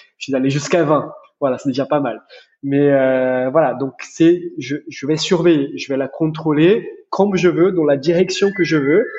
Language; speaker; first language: French; non-native, fluent; Portuguese